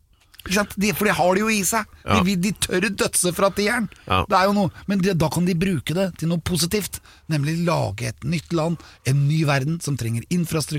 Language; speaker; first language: Norwegian; native; Norwegian